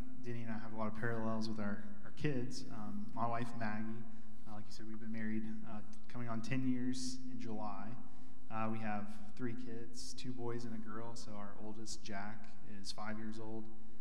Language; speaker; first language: English; native; English